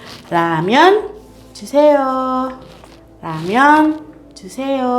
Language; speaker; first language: Korean; non-native, fluent; Indonesian